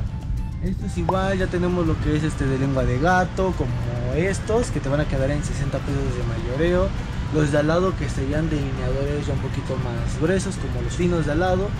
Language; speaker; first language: Spanish; native; Spanish